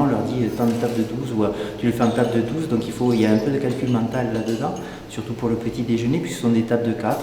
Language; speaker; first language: French; native; French